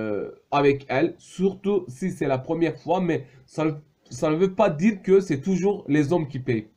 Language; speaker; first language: French; non-native, fluent; Turkish